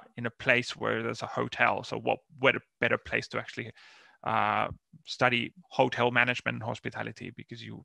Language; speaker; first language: English; non-native, fluent; Finnish